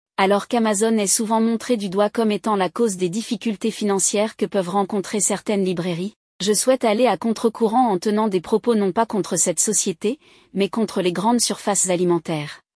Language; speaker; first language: French; native; French